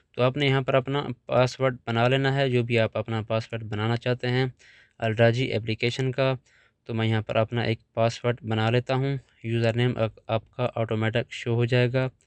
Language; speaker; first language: Urdu; non-native, local second language; Punjabi